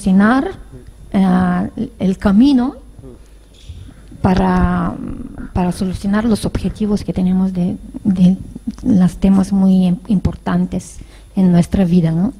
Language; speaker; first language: Spanish; non-native, fluent; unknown